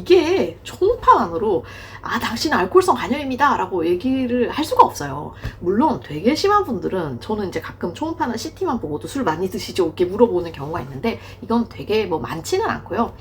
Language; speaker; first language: Korean; native; Korean